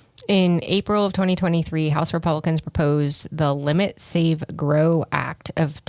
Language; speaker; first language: English; native; English